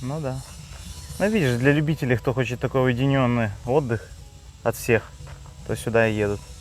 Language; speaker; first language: Russian; native; Russian